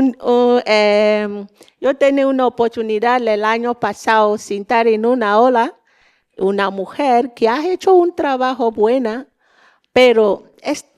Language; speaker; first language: Spanish; non-native, learner; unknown